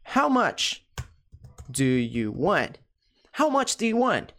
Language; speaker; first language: English; non-native, fluent; Portuguese